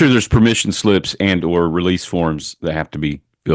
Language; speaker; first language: English; native; English